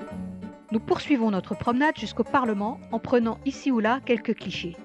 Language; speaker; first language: French; native; French